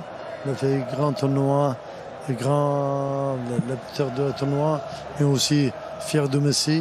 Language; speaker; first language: French; non-native, learner; Arabic